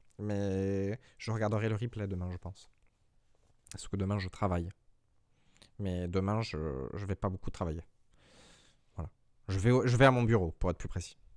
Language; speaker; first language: French; native; French